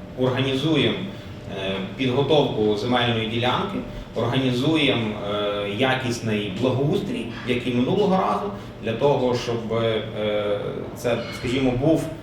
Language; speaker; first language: Ukrainian; native; Ukrainian